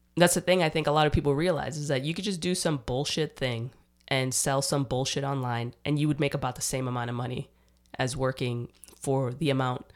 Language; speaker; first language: English; native; English